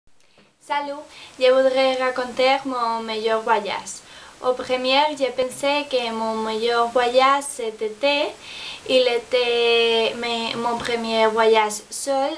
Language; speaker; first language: French; non-native, learner; Spanish